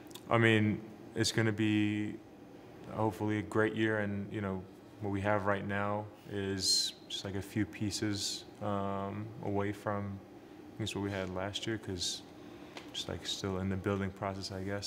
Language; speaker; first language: English; non-native, fluent; Turkish